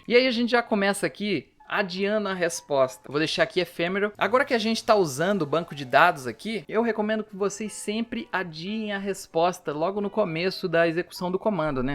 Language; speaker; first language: Portuguese; native; Portuguese